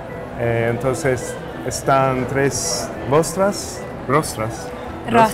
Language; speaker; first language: Spanish; non-native, learner; Italian